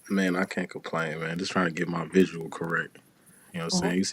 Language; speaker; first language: English; native; English